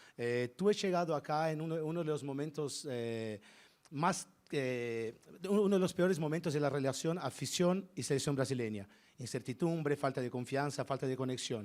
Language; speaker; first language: Spanish; non-native, fluent; Portuguese